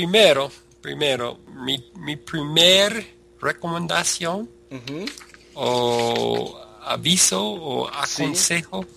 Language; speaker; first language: Spanish; non-native, learner; English